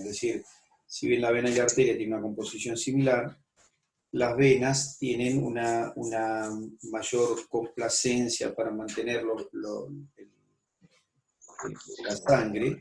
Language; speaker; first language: Spanish; native; Spanish